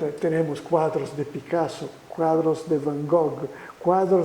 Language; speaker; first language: Spanish; non-native, fluent; Italian